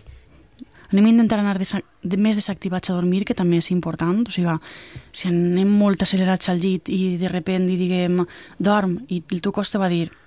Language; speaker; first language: Catalan; native; Catalan